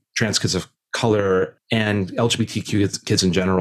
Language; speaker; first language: English; native; English